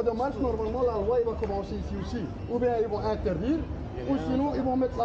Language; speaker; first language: French; native; French